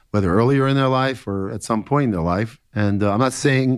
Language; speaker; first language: English; native; English